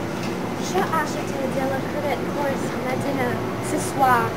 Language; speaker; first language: French; non-native, learner; English